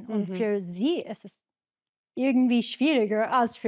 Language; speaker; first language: German; non-native, learner; English